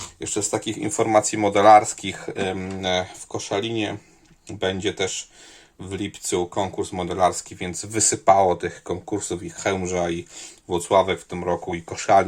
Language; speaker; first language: Polish; native; Polish